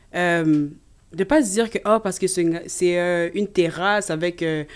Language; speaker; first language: French; native; French